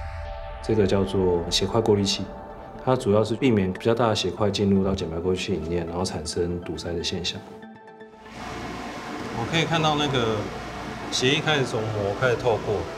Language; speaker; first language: Chinese; native; Chinese